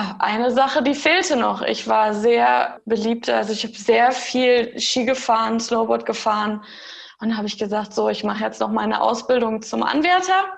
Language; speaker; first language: German; early bilingual, heritage; German